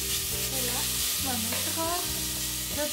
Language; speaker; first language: French; non-native, learner; Malagasy